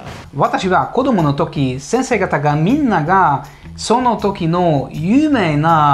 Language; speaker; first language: Japanese; non-native, fluent; Hungarian